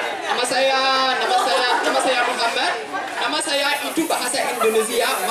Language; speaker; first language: Indonesian; non-native, learner; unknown